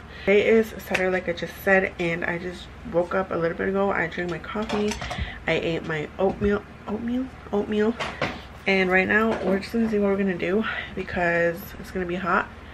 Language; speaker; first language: English; early bilingual, other home language; Spanish